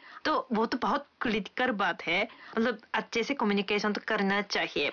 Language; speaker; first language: Hindi; non-native, fluent; Japanese